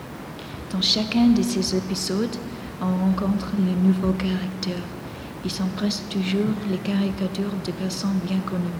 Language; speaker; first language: French; non-native, fluent; Greek